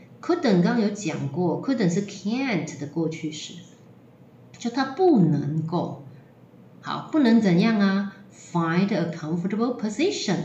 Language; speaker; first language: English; non-native, fluent; Chinese